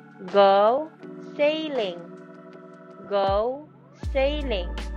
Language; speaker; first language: English; non-native, local second language; Malay